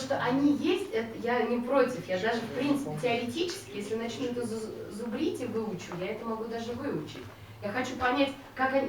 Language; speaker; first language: Russian; native; Russian